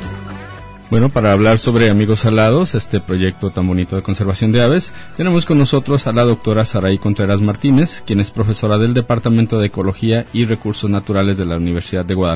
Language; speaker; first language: Spanish; native; Spanish